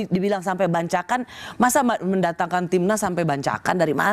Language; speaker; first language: Indonesian; native; Indonesian